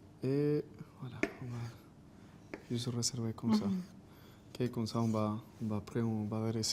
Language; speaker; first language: French; non-native, fluent; Spanish